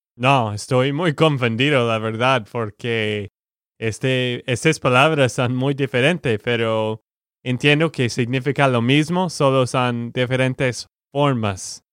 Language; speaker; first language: Spanish; non-native, learner; English